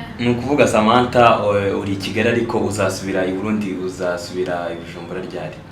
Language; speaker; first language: Kinyarwanda; native; Kinyarwanda